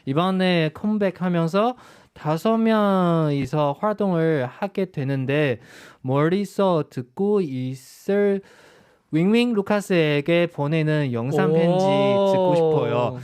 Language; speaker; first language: Korean; non-native, fluent; Chinese